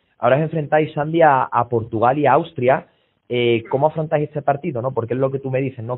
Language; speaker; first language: Spanish; native; Spanish